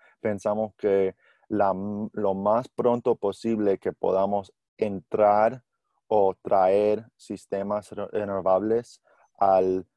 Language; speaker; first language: Spanish; non-native, learner; English